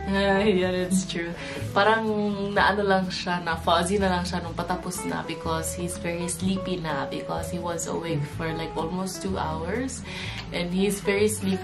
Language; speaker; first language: English; non-native, local second language; Filipino